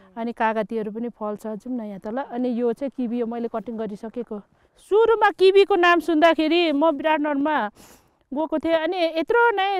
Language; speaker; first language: Nepali; native; Nepali